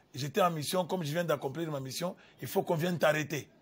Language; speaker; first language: French; non-native, local second language; Lingala